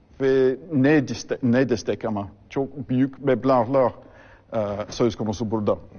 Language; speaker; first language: Turkish; non-native, fluent; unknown